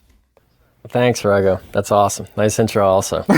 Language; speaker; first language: English; native; English